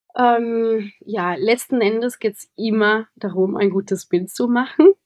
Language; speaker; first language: German; non-native, fluent; Spanish